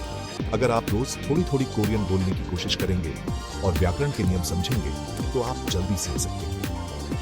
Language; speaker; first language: Hindi; native; Hindi